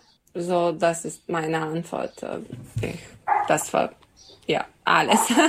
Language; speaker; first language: German; non-native, learner; Serbian